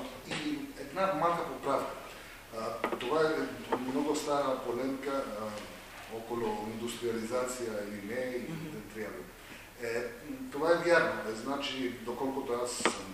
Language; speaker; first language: Bulgarian; non-native, fluent; Greek